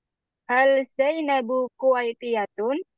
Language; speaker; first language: Arabic; non-native, learner; Indonesian